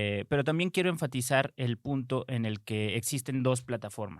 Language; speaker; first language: Spanish; native; Spanish